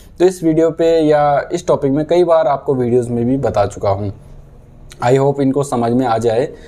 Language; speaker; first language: Hindi; native; Hindi